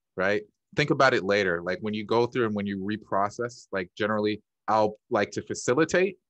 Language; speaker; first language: English; native; English